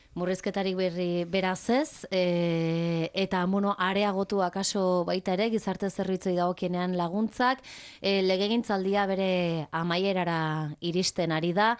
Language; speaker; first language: Basque; native; Basque